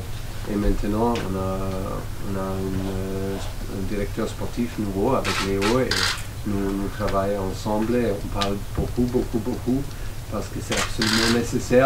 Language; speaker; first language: French; non-native, learner; German